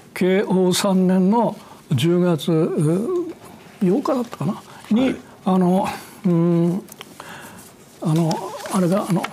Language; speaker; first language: Japanese; native; Japanese